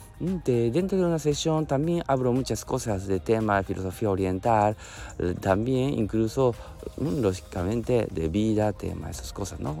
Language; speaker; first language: Spanish; non-native, learner; Japanese